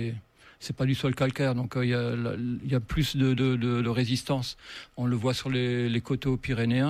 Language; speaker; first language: French; native; French